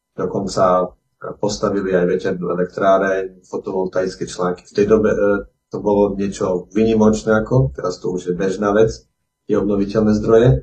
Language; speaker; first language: Slovak; native; Slovak